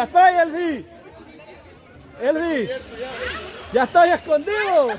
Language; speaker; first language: Spanish; native; Spanish